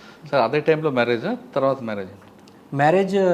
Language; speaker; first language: Telugu; native; Telugu